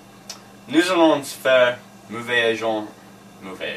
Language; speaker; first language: French; non-native, learner; English